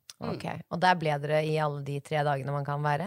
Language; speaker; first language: Norwegian; native; Norwegian